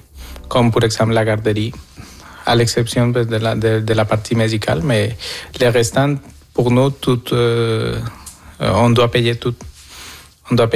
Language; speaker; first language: French; non-native, fluent; Spanish